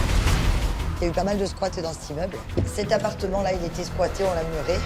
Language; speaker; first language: French; native; French